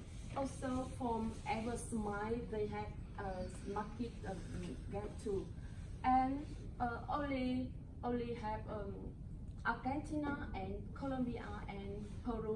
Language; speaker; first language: English; non-native, learner; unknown